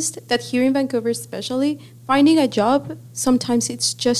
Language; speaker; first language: English; non-native, fluent; Spanish